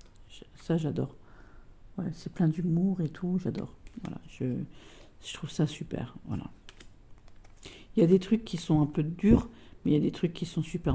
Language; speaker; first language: French; native; French